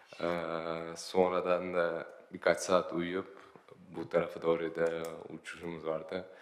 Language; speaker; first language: Turkish; early bilingual, heritage; Turkish